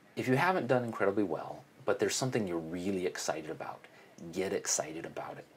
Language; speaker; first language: English; native; English